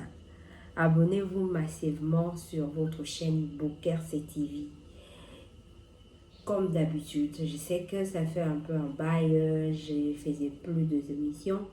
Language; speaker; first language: French; non-native, local second language; Lingala